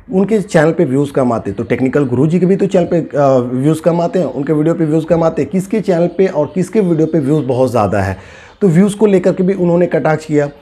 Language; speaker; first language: Hindi; native; Hindi